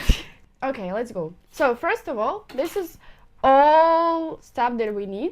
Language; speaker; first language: English; non-native, fluent; Russian